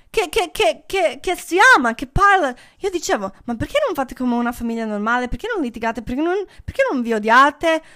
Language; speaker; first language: Italian; non-native, fluent; English